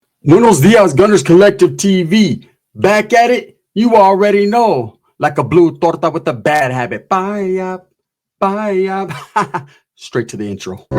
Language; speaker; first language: English; native; English